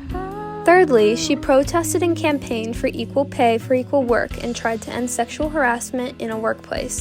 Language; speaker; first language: English; native; English